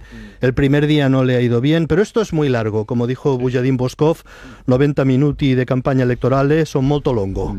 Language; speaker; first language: Spanish; native; Spanish